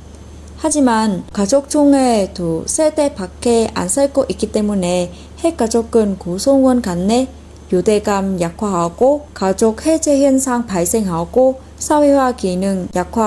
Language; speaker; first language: Korean; non-native, fluent; Vietnamese